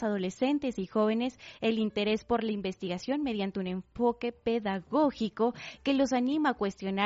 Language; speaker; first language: Spanish; native; Spanish